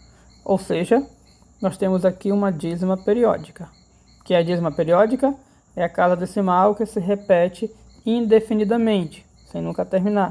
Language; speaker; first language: Portuguese; native; Portuguese